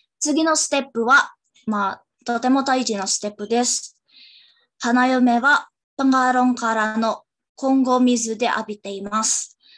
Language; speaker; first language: Japanese; non-native, learner; Indonesian